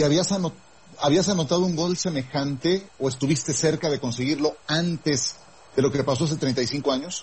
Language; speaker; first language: Spanish; native; Spanish